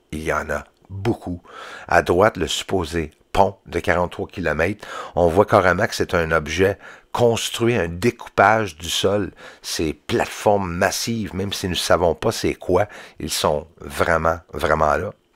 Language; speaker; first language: French; native; French